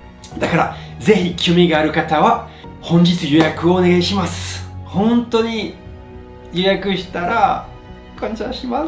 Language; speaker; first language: Japanese; non-native, fluent; French